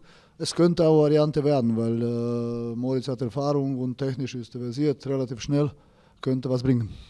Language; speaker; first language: German; non-native, fluent; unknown